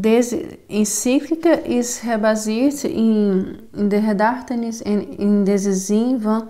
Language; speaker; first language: Dutch; non-native, fluent; Portuguese